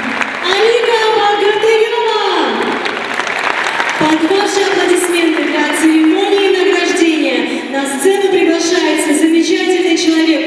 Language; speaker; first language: Russian; non-native, local second language; Ingush